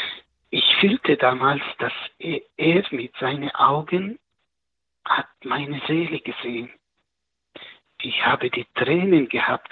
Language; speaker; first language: German; non-native, learner; Arabic